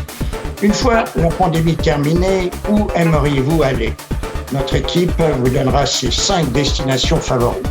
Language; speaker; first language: French; native; French